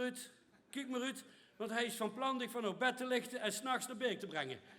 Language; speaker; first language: Dutch; native; Dutch